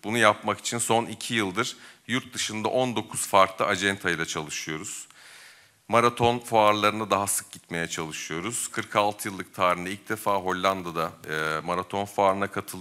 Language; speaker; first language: Turkish; native; Turkish